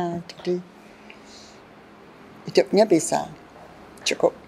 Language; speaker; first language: Indonesian; non-native, fluent; English